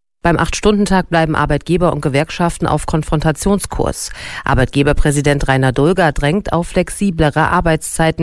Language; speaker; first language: German; native; German